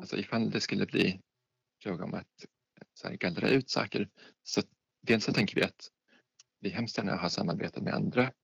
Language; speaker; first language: Swedish; native; Swedish